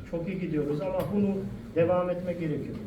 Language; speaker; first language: Turkish; non-native, fluent; Bosnian